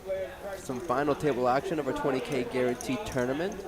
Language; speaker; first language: English; native; English